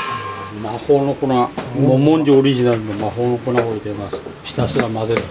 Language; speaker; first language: Japanese; native; Japanese